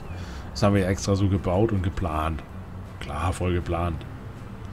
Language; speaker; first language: German; native; German